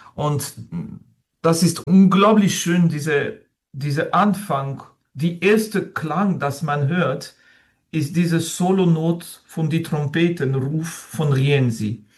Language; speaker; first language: German; non-native, learner; French